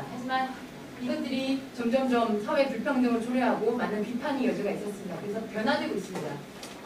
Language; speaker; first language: Korean; native; Korean